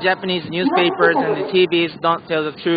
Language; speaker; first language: English; non-native, learner; Japanese